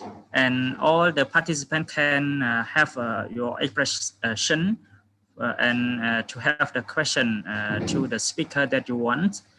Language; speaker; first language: English; non-native, fluent; Khmer